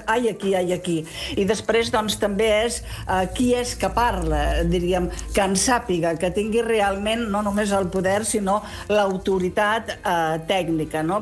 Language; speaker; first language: Catalan; native; Catalan